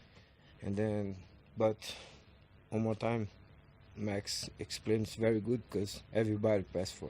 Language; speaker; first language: English; non-native, learner; Portuguese